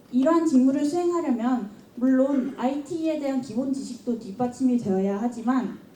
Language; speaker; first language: Korean; native; Korean